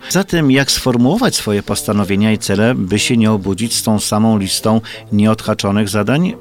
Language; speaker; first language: Polish; native; Polish